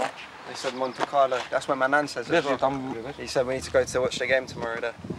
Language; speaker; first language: English; early bilingual, other home language; Polish